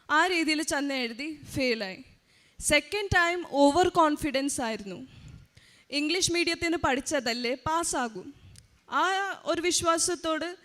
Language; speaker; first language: Malayalam; early bilingual, heritage; Malayalam